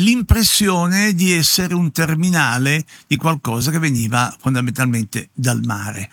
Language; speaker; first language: Italian; native; Italian